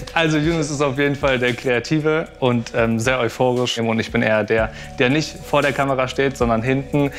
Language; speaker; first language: German; native; German